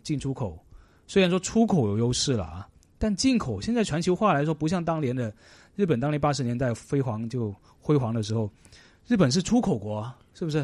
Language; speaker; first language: Chinese; non-native, local second language; Cantonese